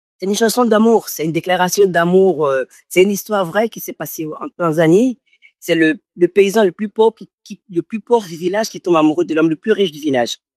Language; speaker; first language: French; non-native, local second language; Fon